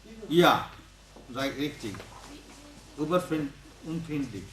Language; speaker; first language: German; non-native, learner; Bangla